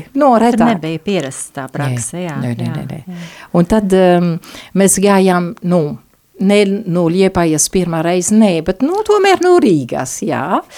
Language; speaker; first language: Latvian; non-native, fluent; French